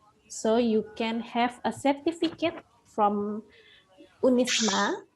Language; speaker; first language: English; non-native, fluent; Indonesian